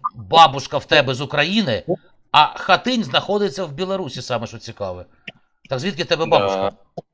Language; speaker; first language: Ukrainian; native; Ukrainian